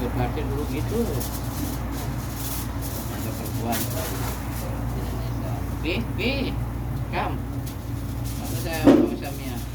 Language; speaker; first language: Indonesian; non-native, local second language; Sundanese